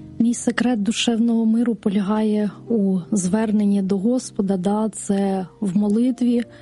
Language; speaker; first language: Ukrainian; native; Ukrainian